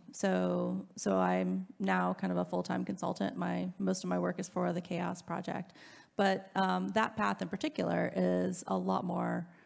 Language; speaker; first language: English; native; English